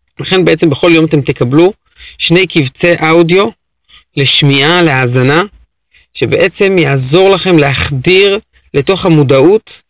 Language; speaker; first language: Hebrew; native; Hebrew